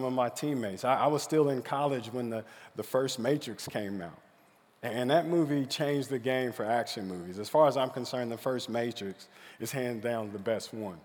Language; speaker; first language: English; native; English